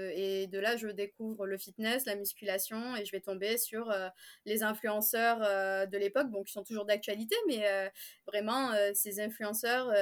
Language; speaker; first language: French; native; French